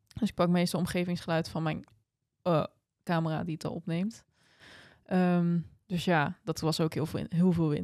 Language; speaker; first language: Dutch; native; Dutch